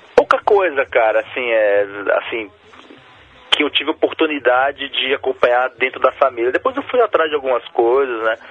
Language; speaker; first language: Portuguese; native; Portuguese